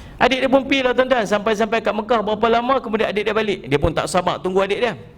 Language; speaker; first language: Malay; native; Malay